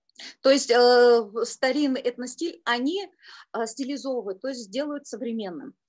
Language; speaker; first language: Russian; native; Russian